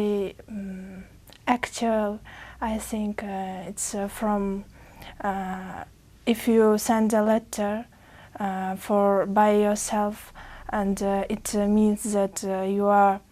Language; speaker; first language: English; non-native, learner; Uzbek